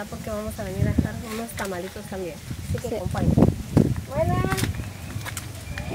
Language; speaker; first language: Spanish; native; Spanish